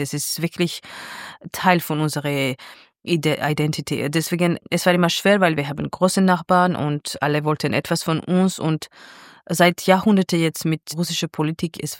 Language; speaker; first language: German; non-native, fluent; Georgian